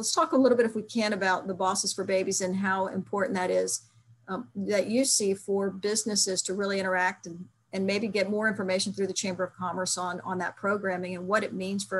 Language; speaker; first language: English; native; English